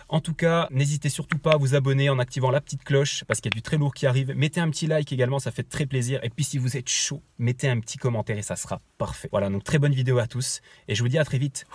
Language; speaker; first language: French; native; French